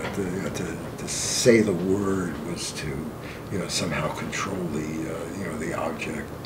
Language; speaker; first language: English; native; English